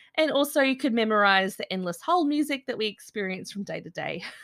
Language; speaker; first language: English; native; English